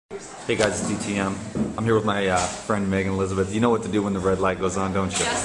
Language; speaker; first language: English; native; English